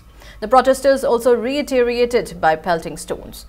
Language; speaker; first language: English; non-native, local second language; Manipuri